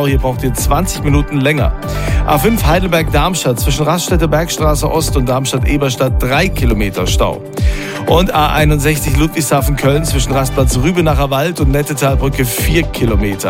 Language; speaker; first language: German; native; German